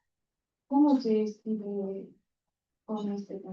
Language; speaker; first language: Spanish; non-native, fluent; Bulgarian